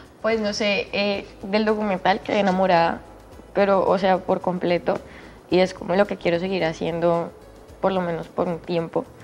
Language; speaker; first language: Spanish; native; Spanish